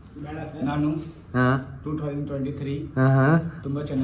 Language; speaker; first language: Kannada; non-native, learner; Hindi